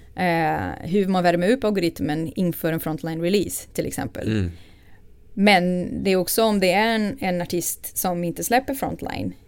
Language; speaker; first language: Swedish; non-native, fluent; Portuguese